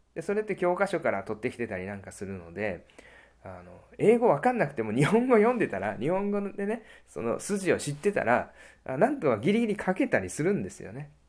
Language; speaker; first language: Japanese; native; Japanese